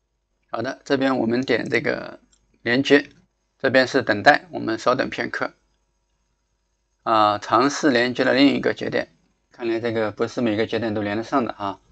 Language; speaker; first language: Chinese; native; Chinese